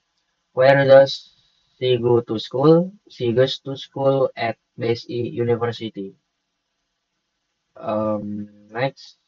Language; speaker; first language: English; non-native, learner; Indonesian